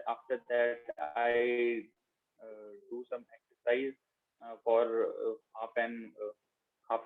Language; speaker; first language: English; non-native, learner; Hindi